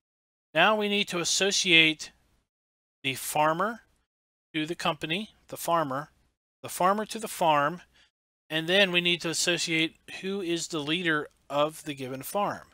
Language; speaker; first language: English; native; English